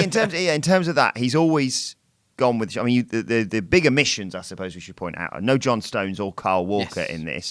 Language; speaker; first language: English; native; English